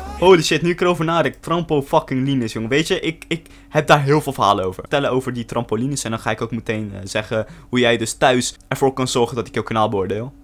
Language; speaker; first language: Dutch; early bilingual, other home language; Turkish